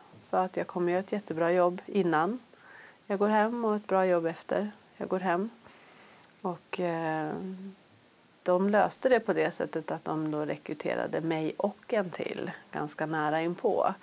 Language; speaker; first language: Swedish; native; Swedish